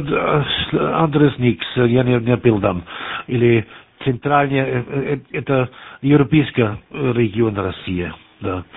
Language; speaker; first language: Russian; non-native, learner; German